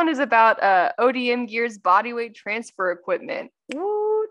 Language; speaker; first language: English; native; English